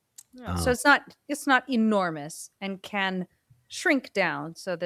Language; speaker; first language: English; native; English